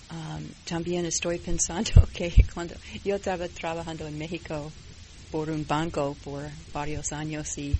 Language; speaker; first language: Spanish; non-native, fluent; English